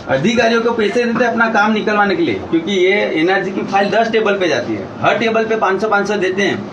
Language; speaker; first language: Hindi; non-native, local second language; Gujarati